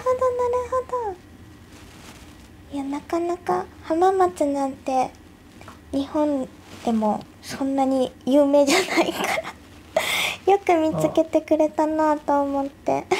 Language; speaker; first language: Japanese; native; Japanese